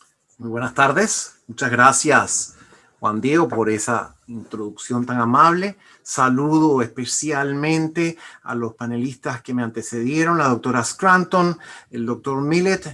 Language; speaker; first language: Spanish; native; Spanish